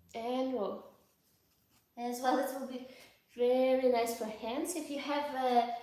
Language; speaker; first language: English; non-native, fluent; Ukrainian